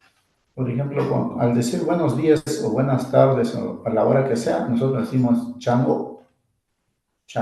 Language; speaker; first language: Spanish; non-native, local second language; Zapotec